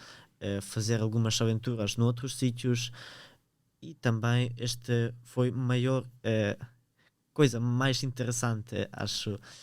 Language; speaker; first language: Portuguese; early bilingual, other home language; Ukrainian